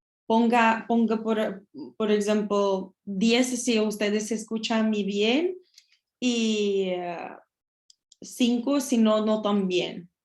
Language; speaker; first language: Spanish; non-native, learner; Russian